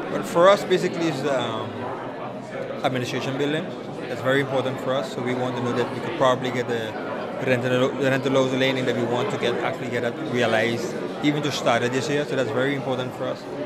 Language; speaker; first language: English; native; English